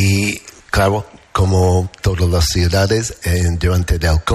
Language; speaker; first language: Spanish; non-native, learner; English